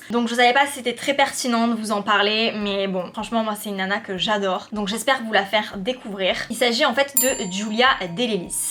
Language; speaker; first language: French; native; French